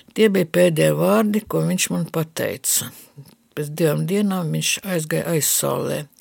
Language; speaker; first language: Latvian; non-native, local second language; Russian